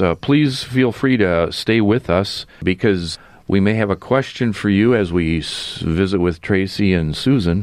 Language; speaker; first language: English; native; English